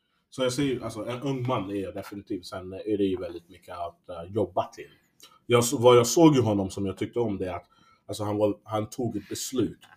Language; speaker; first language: Swedish; native; Swedish